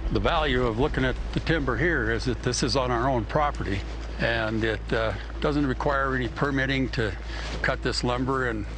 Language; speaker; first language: English; native; English